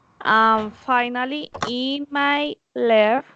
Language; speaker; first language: English; non-native, learner; Spanish